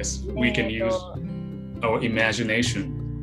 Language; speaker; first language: English; non-native, fluent; Japanese